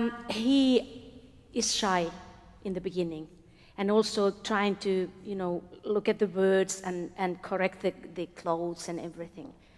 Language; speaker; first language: English; non-native, fluent; Finnish